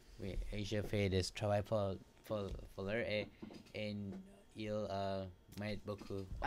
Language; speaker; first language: French; non-native, learner; English